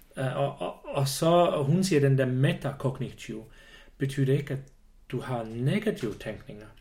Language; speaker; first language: Danish; non-native, fluent; Swiss German